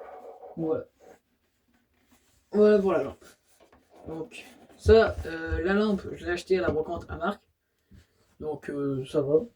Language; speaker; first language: French; native; French